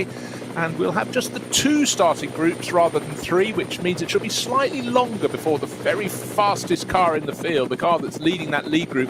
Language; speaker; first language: English; native; English